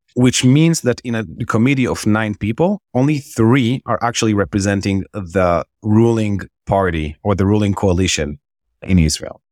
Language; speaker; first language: English; non-native, fluent; Hebrew